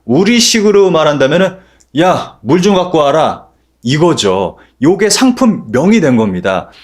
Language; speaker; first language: Korean; native; Korean